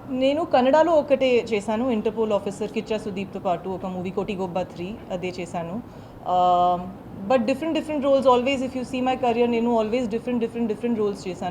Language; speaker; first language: Telugu; non-native, learner; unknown